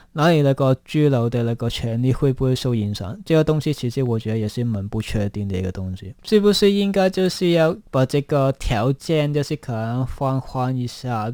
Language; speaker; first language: Chinese; non-native, local second language; Cantonese